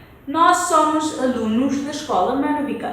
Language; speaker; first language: Portuguese; non-native, fluent; Konkani